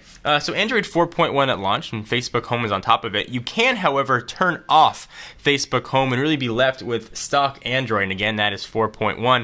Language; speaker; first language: English; native; English